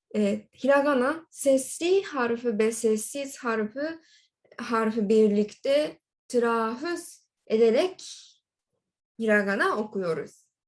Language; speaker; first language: Turkish; non-native, learner; Japanese